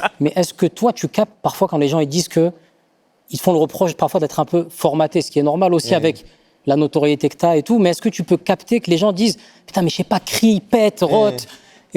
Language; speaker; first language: French; native; French